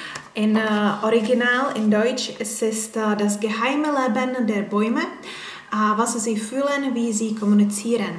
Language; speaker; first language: German; non-native, learner; Czech